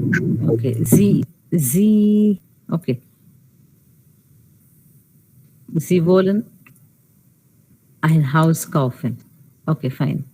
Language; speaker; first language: German; non-native, fluent; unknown